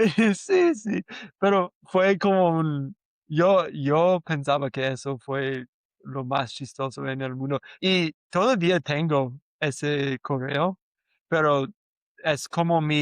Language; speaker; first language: Spanish; non-native, learner; English